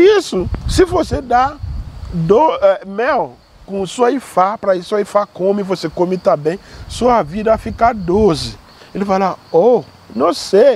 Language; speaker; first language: Portuguese; non-native, learner; Yoruba